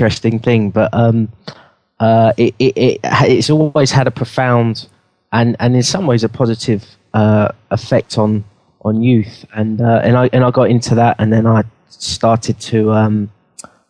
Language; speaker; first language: English; native; English